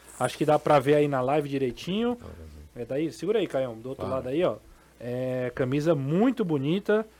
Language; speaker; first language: Portuguese; native; Portuguese